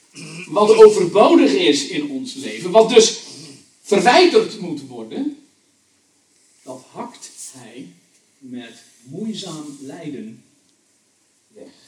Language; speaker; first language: Dutch; native; Dutch